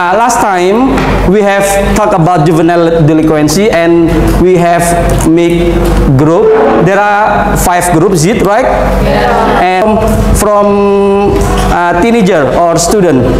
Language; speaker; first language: English; non-native, fluent; Indonesian